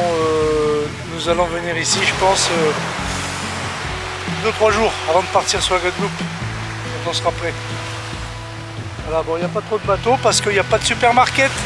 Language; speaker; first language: French; native; French